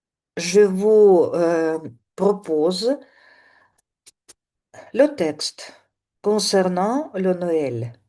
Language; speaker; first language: French; non-native, fluent; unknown